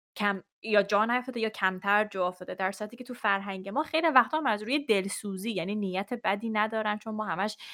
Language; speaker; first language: Persian; native; Persian